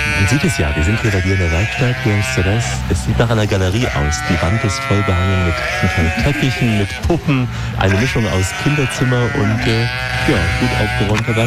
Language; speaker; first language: German; native; German